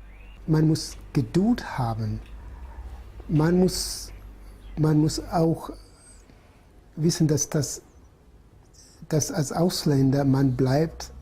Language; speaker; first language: German; non-native, fluent; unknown